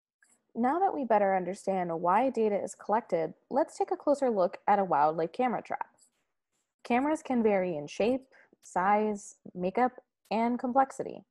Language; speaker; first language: English; native; English